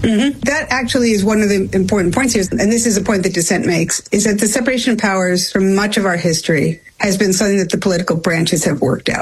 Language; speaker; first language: English; native; English